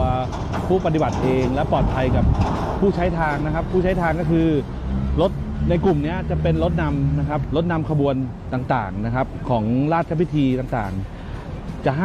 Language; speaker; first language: Thai; native; Thai